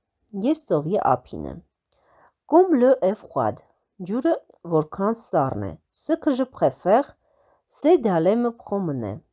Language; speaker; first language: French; non-native, fluent; Armenian